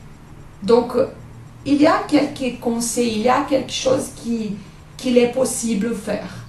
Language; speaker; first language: French; non-native, learner; Portuguese